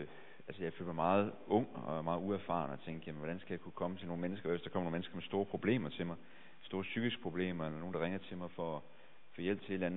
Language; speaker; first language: Danish; native; Danish